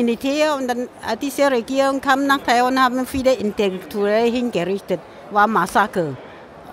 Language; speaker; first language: German; non-native, fluent; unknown